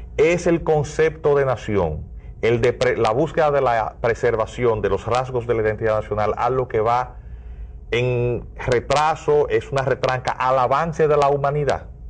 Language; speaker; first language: Spanish; native; Spanish